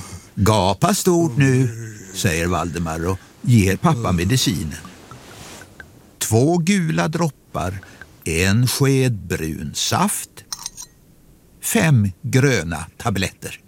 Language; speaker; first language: Swedish; native; Swedish